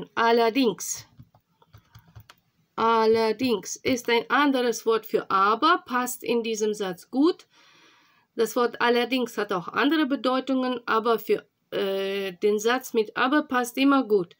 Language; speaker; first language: German; non-native, fluent; Russian